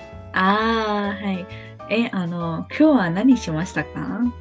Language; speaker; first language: Japanese; non-native, fluent; Burmese